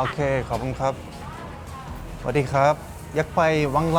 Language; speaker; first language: Thai; non-native, learner; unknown